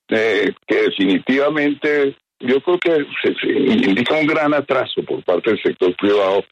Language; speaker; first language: Spanish; native; Spanish